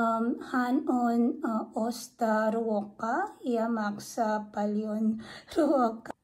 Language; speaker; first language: Finnish; non-native, learner; Filipino